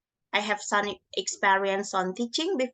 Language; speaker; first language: English; non-native, learner; Indonesian